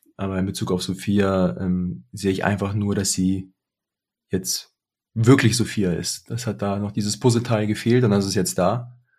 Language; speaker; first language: German; early bilingual, other home language; Russian